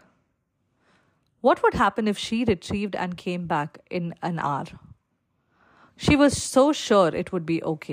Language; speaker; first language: English; non-native, local second language; Malayalam